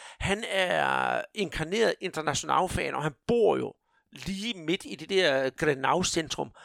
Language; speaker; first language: Danish; native; Danish